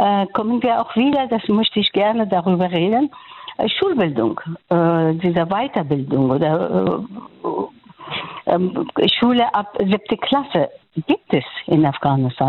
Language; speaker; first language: German; non-native, learner; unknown